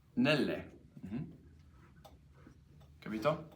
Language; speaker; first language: Italian; non-native, fluent; English